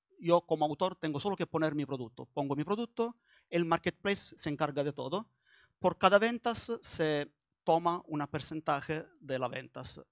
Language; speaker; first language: Spanish; non-native, learner; Italian